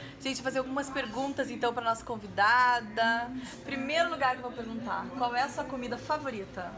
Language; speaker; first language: Portuguese; native; Portuguese